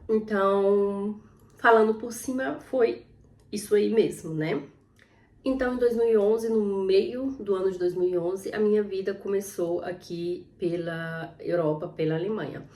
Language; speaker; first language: Portuguese; native; Portuguese